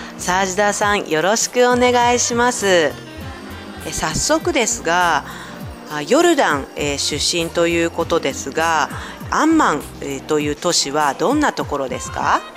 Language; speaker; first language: Japanese; native; Japanese